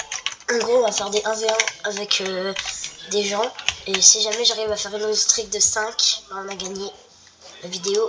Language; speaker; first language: French; native; French